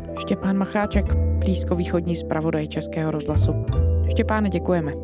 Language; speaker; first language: Czech; native; Czech